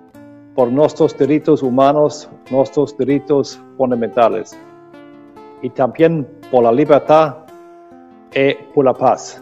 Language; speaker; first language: Spanish; non-native, learner; German